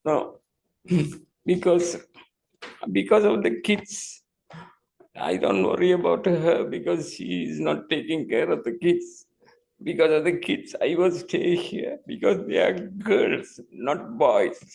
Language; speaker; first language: English; non-native, local second language; Tamil